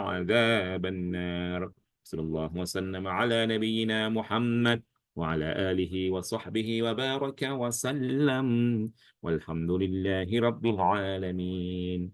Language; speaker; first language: Arabic; non-native, fluent; Indonesian